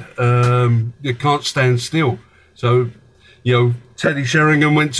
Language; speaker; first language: English; native; English